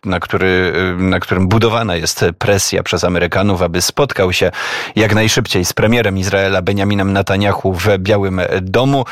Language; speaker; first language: Polish; native; Polish